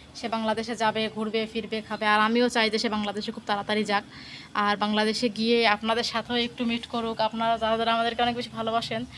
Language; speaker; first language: Bangla; native; Bangla